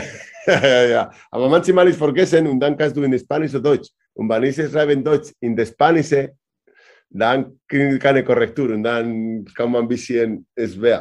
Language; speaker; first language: German; non-native, learner; Spanish